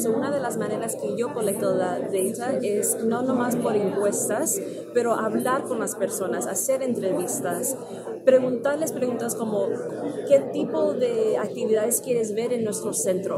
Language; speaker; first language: Spanish; early bilingual, heritage; Spanish